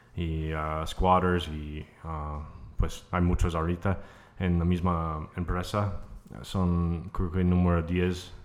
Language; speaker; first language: Spanish; non-native, fluent; English